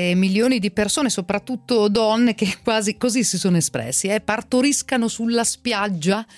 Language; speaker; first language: Italian; native; Italian